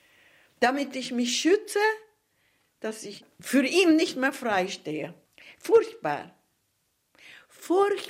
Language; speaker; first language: German; non-native, fluent; Hungarian